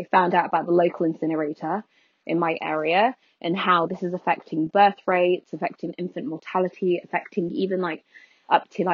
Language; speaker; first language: English; native; English